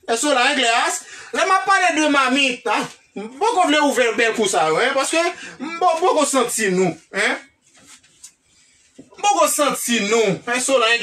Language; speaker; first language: French; non-native, local second language; Haitian Creole